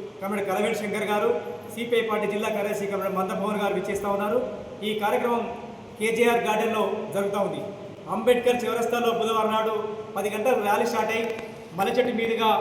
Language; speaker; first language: Telugu; native; Telugu